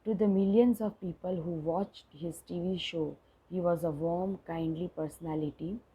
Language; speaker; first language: English; non-native, local second language; Gujarati